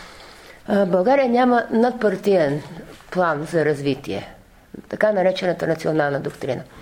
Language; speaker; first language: Bulgarian; native; Bulgarian